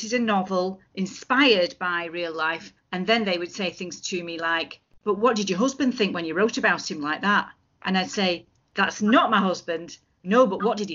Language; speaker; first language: English; native; English